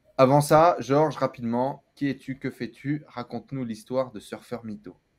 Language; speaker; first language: French; native; French